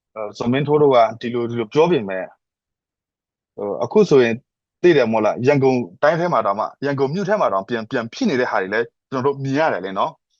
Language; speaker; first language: Burmese; non-native, local second language; S'gaw Karen